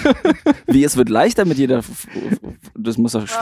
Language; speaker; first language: German; native; German